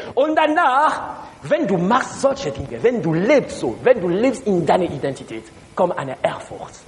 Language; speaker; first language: German; non-native, learner; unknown